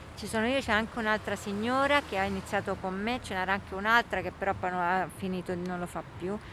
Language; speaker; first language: Italian; native; Italian